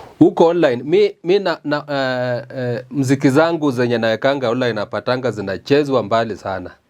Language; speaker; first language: Swahili; native; Swahili